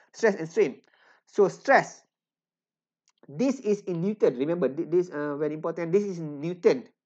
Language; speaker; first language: English; non-native, local second language; Malay